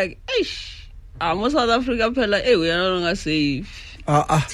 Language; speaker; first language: English; non-native, local second language; Northern Sotho